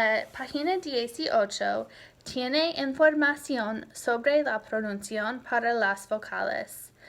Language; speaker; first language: Spanish; non-native, fluent; English